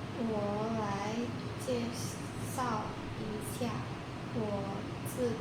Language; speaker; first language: Chinese; non-native, learner; Indonesian